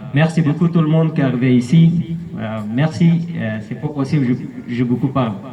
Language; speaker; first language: French; non-native, learner; Persian